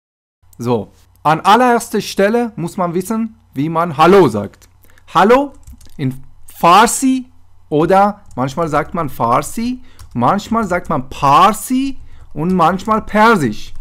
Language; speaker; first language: German; non-native, fluent; Persian